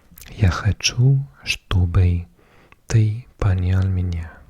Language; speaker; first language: Russian; non-native, learner; English